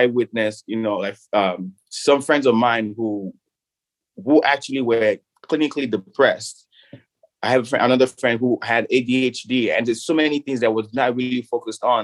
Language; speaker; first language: English; non-native, local second language; Yoruba